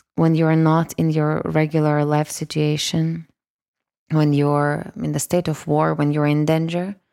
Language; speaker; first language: English; non-native, fluent; Russian